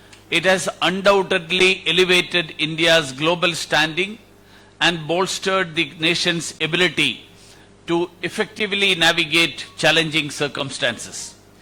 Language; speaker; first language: English; non-native, local second language; Malayalam